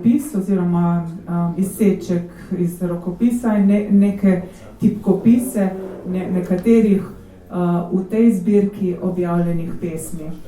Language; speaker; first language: Slovenian; native; Slovenian